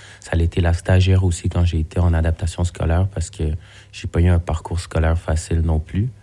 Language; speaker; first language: French; native; French